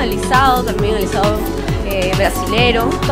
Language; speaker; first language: Spanish; native; Spanish